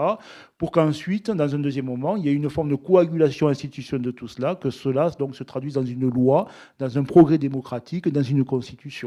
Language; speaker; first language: French; native; French